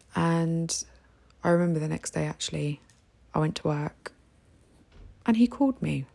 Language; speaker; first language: English; native; English